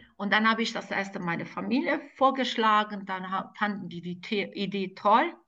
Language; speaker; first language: German; non-native, fluent; Serbian